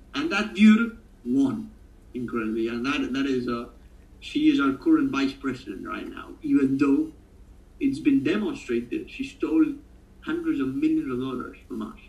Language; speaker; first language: English; non-native, fluent; Italian